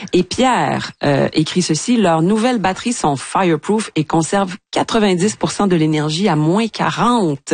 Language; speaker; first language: French; native; French